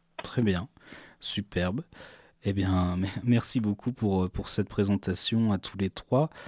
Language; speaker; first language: French; native; French